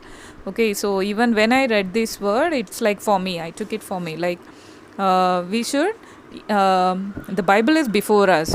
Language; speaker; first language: English; non-native, local second language; Tamil